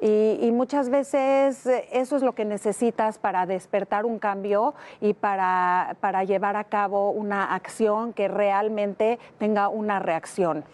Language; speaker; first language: Spanish; native; Spanish